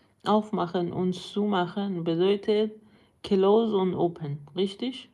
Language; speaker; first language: German; non-native, learner; Persian